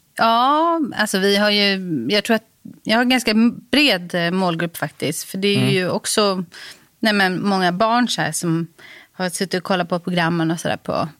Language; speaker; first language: Swedish; native; Swedish